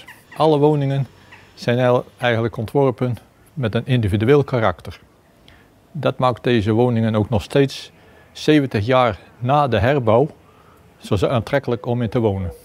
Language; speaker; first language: Dutch; native; Dutch